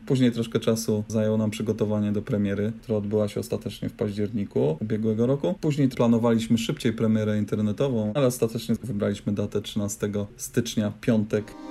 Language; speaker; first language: Polish; native; Polish